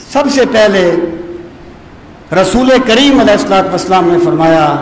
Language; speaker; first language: Urdu; native; Urdu